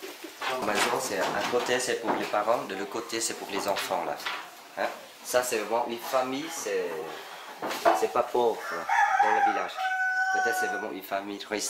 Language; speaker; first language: French; non-native, learner; Vietnamese